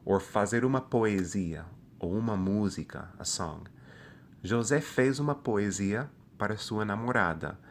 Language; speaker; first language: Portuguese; non-native, fluent; English